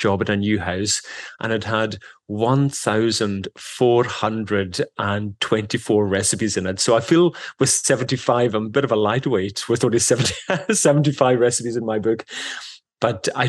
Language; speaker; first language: English; non-native, local second language; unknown